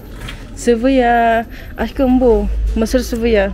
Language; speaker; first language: Turkish; non-native, learner; Indonesian